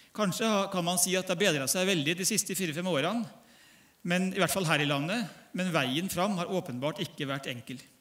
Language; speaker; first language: Norwegian; native; Norwegian